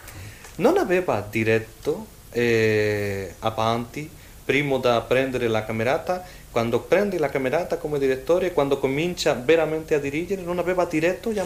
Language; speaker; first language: Italian; non-native, fluent; Spanish